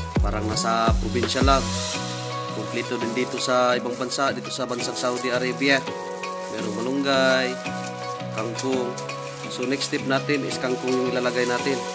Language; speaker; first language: Filipino; non-native, local second language; Cebuano